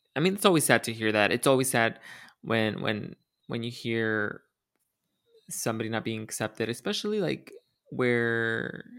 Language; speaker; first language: English; early bilingual, other home language; Spanish